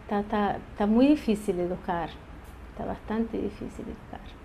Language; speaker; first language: Spanish; early bilingual, heritage; Portuguese